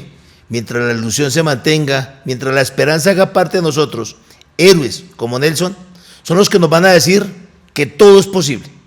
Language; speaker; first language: Spanish; native; Spanish